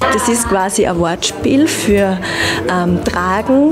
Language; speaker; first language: German; native; German